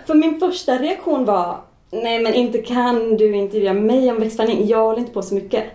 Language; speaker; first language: Swedish; native; Swedish